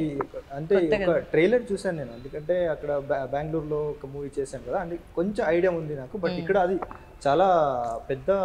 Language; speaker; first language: Telugu; non-native, learner; Kannada